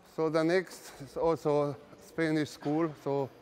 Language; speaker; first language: English; non-native, learner; Hungarian